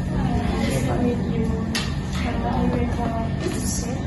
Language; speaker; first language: English; non-native, learner; Indonesian